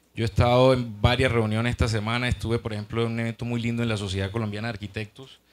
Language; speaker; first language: Spanish; native; Spanish